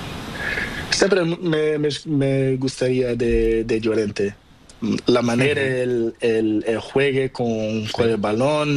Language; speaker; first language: Spanish; non-native, learner; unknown